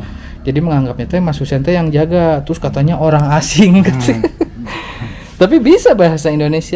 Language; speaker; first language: Indonesian; non-native, local second language; Sundanese